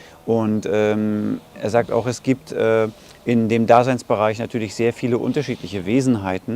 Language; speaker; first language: German; native; German